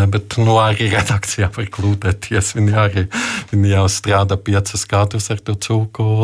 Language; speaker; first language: Latvian; non-native, fluent; German